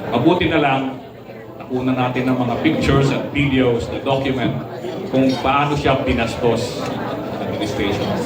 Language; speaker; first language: Filipino; non-native, local second language; Cebuano